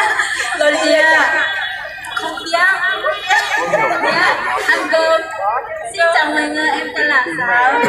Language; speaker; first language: Vietnamese; non-native, local second language; Hmong